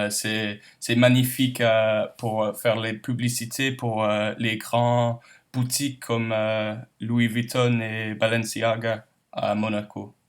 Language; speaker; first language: French; non-native, learner; English